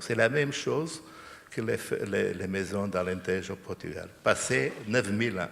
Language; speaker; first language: French; non-native, fluent; Portuguese